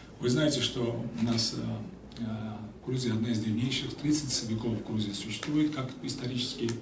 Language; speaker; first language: Russian; non-native, local second language; Georgian